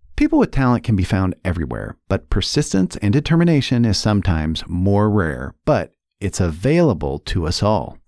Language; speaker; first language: English; native; English